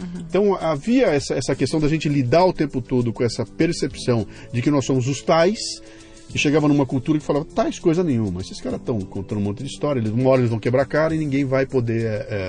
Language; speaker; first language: Portuguese; native; Portuguese